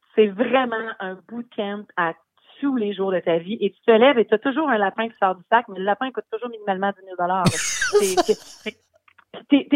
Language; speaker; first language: French; native; French